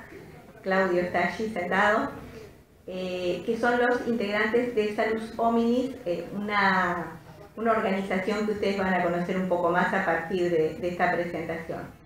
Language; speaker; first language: Spanish; native; Spanish